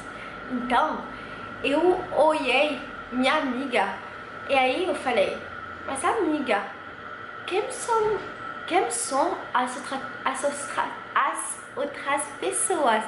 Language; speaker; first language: Portuguese; non-native, fluent; French